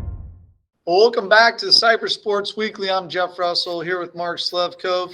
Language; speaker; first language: English; native; English